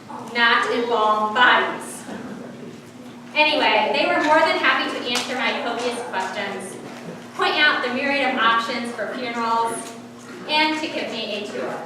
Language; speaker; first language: English; native; English